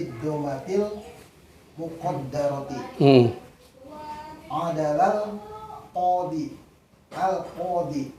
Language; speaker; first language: Arabic; non-native, learner; Indonesian